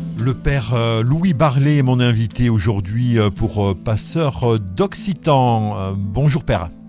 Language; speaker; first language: French; native; French